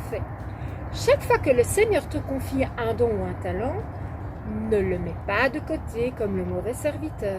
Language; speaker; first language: French; native; French